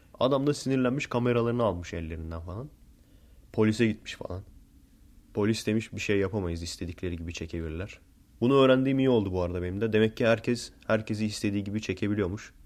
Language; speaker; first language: Turkish; early bilingual, heritage; Turkish